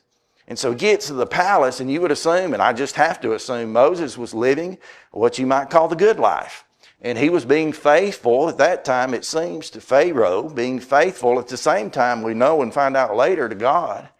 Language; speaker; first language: English; native; English